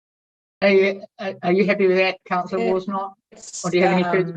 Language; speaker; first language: English; native; English